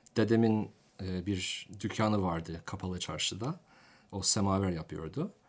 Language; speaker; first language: Turkish; non-native, fluent; English